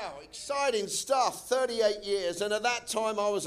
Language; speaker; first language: English; native; English